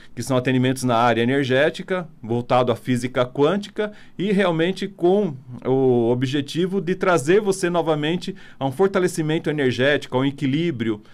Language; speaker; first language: Portuguese; non-native, fluent; Italian